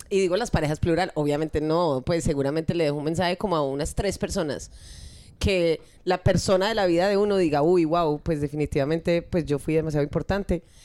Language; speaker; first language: Spanish; early bilingual, heritage; Spanish